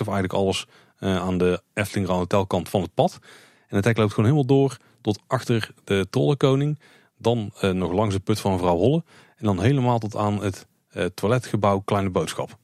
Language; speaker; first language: Dutch; native; Dutch